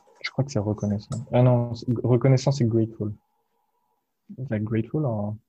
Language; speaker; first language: French; native; French